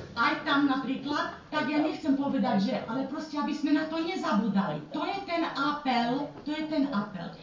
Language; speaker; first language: Slovak; native; Slovak